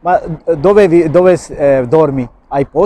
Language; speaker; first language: Italian; non-native, learner; Urdu